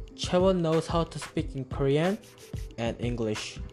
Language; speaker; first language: English; early bilingual, other home language; Korean